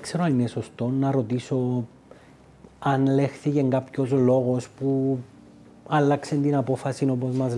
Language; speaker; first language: Greek; native; Greek